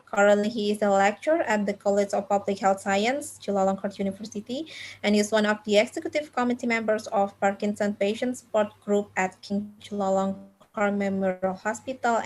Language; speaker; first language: English; non-native, fluent; Indonesian